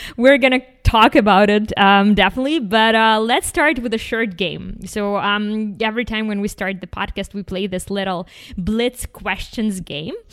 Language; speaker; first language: English; non-native, fluent; Ukrainian